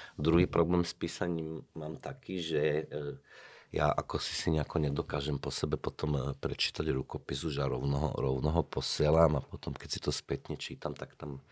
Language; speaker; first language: Slovak; native; Slovak